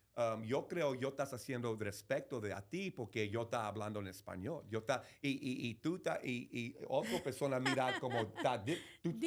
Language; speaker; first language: Spanish; early bilingual, heritage; English